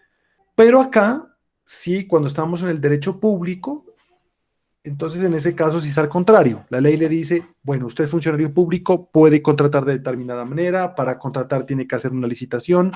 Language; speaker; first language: Spanish; native; Spanish